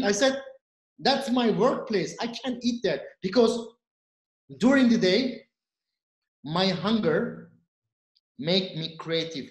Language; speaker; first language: English; non-native, fluent; Turkish